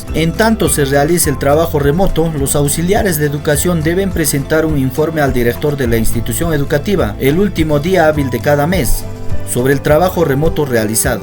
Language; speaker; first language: Spanish; native; Spanish